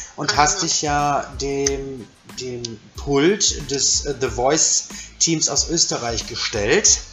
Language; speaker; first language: German; native; German